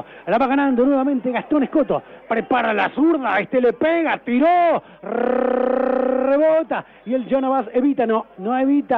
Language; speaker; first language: Spanish; native; Spanish